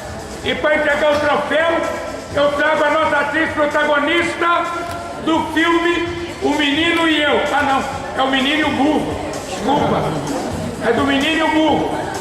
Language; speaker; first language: Portuguese; native; Portuguese